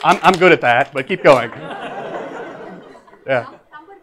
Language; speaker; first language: English; native; English